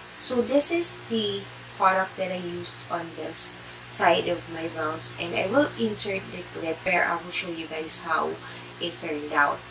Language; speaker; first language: English; non-native, local second language; Filipino